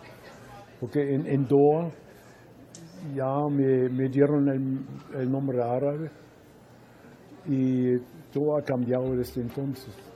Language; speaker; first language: Spanish; non-native, fluent; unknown